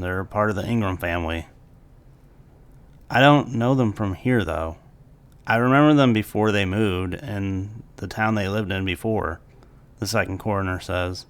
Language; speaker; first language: English; native; English